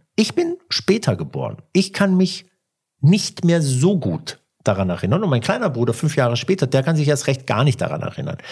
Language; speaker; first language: German; early bilingual, other home language; Italian